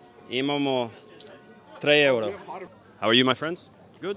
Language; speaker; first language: English; native; English